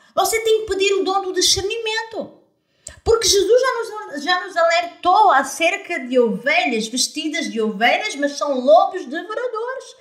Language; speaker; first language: Portuguese; native; Portuguese